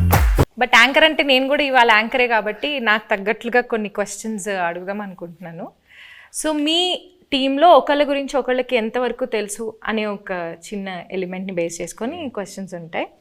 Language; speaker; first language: Telugu; native; Telugu